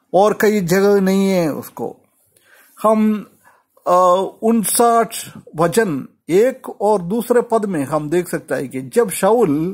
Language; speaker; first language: Hindi; non-native, local second language; Malayalam